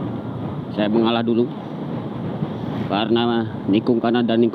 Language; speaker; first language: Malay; non-native, local second language; Javanese